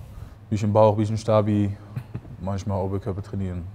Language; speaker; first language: German; non-native, fluent; Dutch